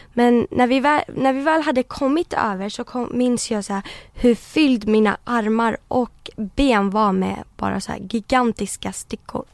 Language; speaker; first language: Swedish; early bilingual, other home language; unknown